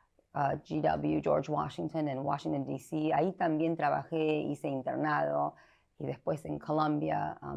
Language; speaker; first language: Spanish; early bilingual, heritage; Spanish